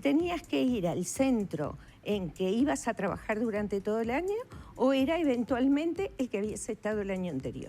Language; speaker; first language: Spanish; native; Spanish